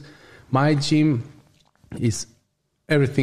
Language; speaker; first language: English; non-native, learner; Hungarian